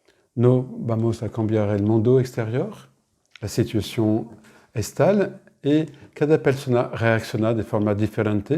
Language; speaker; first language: Spanish; non-native, fluent; French